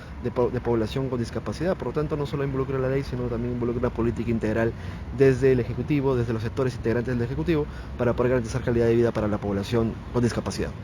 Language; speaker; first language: Spanish; native; Spanish